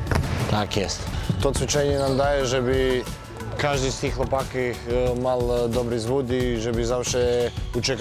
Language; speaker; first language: Polish; native; Polish